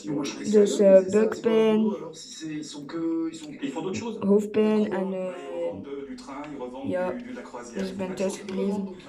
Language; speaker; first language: Dutch; non-native, local second language; French